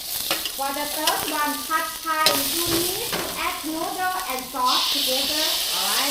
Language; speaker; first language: English; non-native, learner; Thai